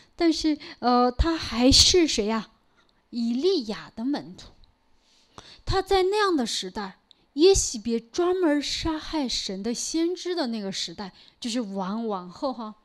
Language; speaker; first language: Chinese; non-native, local second language; Korean